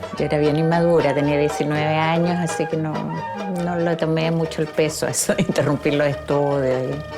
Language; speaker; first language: Spanish; native; Spanish